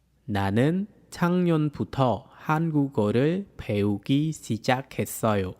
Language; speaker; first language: Korean; non-native, fluent; Khmer